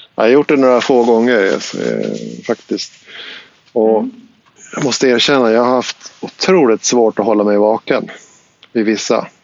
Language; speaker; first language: Swedish; native; Swedish